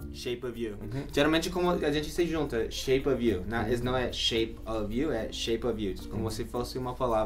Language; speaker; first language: Portuguese; non-native, fluent; English